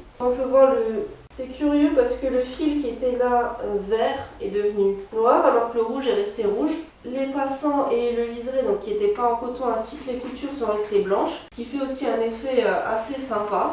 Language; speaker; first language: French; native; French